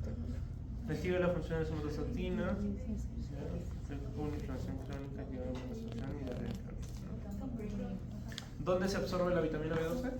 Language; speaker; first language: Spanish; native; Spanish